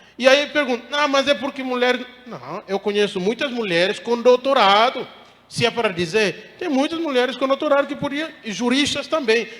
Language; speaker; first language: Portuguese; non-native, local second language; Upper Guinea Crioulo